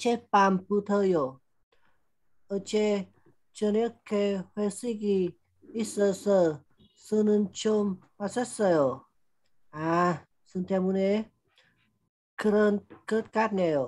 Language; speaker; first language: Korean; non-native, learner; Vietnamese